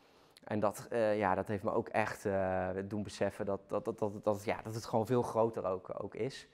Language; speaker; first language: Dutch; native; Dutch